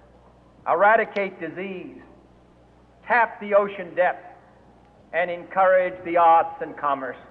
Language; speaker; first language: English; native; English